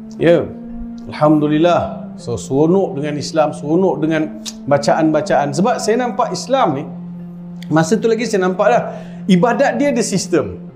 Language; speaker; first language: Malay; non-native, local second language; Tamil